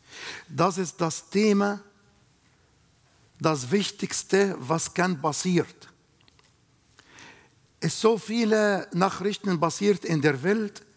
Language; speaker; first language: German; non-native, learner; Arabic